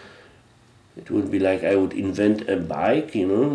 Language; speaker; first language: English; non-native, fluent; Polish